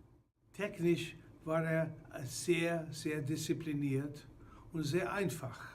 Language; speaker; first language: German; non-native, fluent; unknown